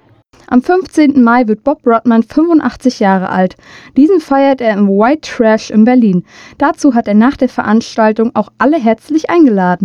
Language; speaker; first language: German; native; German